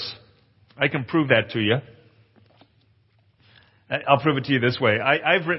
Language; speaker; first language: English; native; English